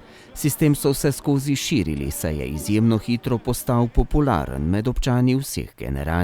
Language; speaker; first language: Slovenian; native; Slovenian